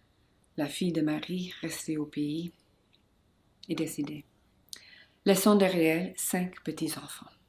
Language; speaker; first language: French; non-native, local second language; English